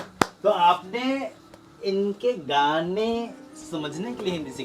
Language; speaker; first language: Hindi; native; Hindi